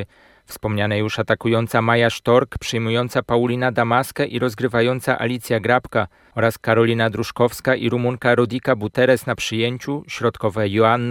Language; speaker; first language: Polish; native; Polish